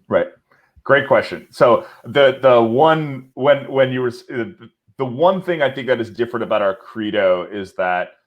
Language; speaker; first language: English; native; English